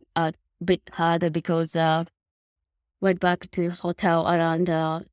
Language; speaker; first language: English; non-native, learner; Japanese